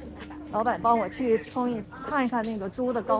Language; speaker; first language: Chinese; native; Chinese